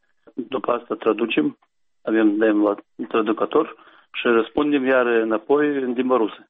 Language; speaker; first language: Romanian; non-native, local second language; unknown